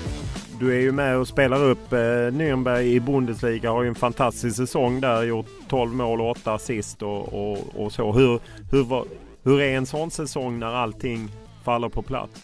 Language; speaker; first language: Swedish; native; Swedish